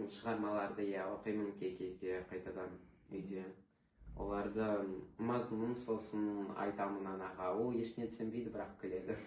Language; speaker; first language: Kazakh; non-native, local second language; Russian